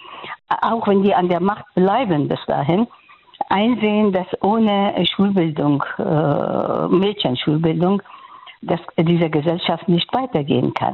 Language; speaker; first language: German; non-native, fluent; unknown